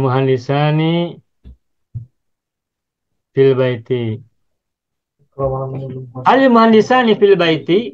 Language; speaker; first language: Arabic; non-native, fluent; Indonesian